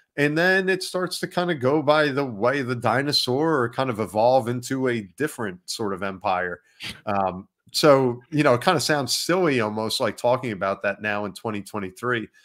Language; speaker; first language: English; native; English